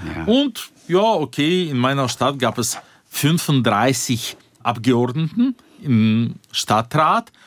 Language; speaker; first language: German; non-native, fluent; Russian